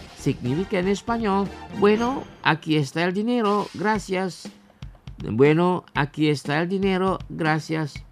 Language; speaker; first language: Spanish; non-native, fluent; Indonesian